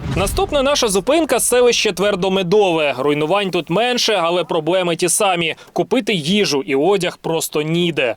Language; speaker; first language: Ukrainian; native; Ukrainian